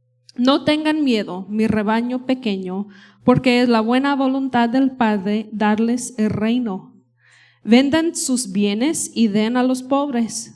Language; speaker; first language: Spanish; non-native, fluent; English